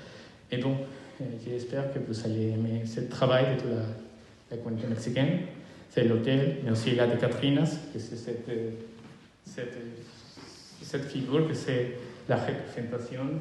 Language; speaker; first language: French; non-native, fluent; Spanish